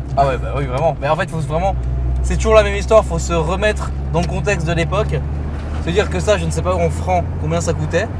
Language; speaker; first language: French; native; French